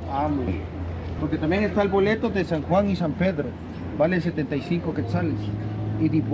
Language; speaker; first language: Spanish; native; Spanish